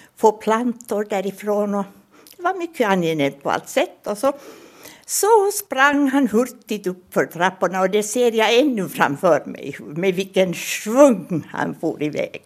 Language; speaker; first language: Swedish; native; Swedish